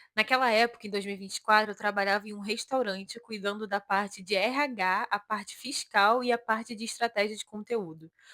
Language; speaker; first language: Portuguese; native; Portuguese